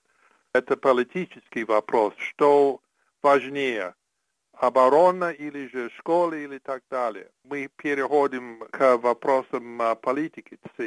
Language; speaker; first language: Russian; non-native, fluent; English